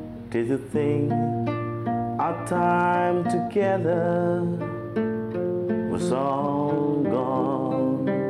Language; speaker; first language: English; non-native, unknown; Indonesian